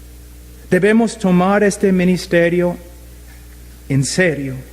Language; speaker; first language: Spanish; non-native, fluent; English